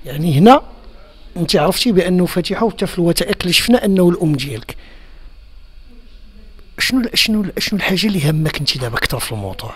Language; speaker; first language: Arabic; native; Arabic